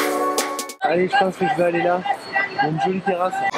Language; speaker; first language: French; native; French